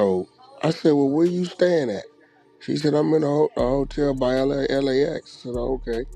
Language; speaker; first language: English; native; English